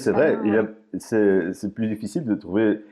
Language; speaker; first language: French; non-native, fluent; Portuguese